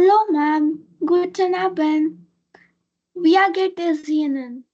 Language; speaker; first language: German; non-native, learner; Kannada